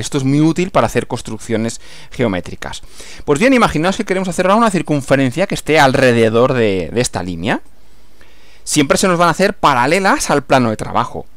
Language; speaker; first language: Spanish; native; Spanish